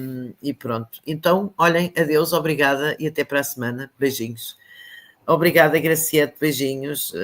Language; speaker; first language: Portuguese; native; Portuguese